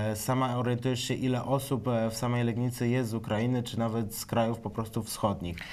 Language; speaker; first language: Polish; native; Polish